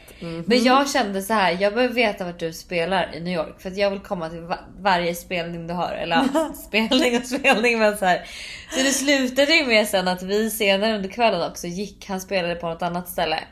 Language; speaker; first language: Swedish; native; Swedish